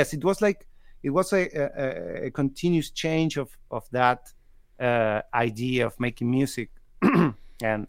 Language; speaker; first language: English; non-native, fluent; Spanish